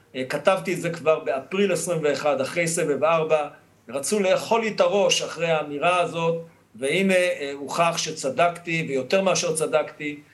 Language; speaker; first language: Hebrew; native; Hebrew